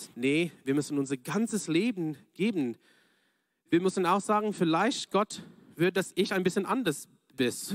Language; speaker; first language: German; non-native, fluent; English